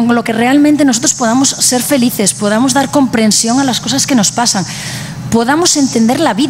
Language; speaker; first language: Spanish; native; Spanish